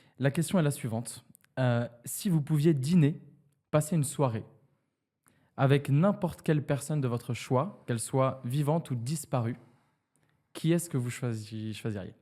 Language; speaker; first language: French; native; French